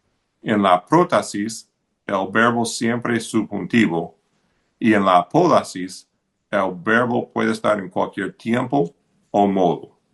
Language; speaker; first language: Spanish; non-native, fluent; English